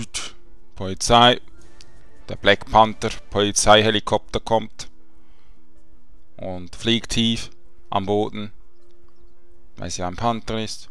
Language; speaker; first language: German; native; German